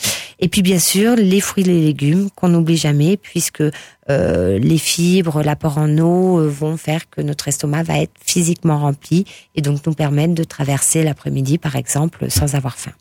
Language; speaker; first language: French; native; French